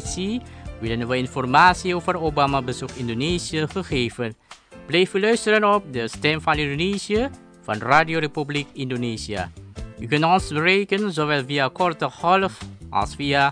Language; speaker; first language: Dutch; non-native, learner; Indonesian